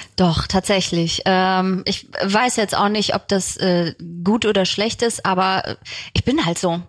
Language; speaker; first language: German; early bilingual, other home language; Turkish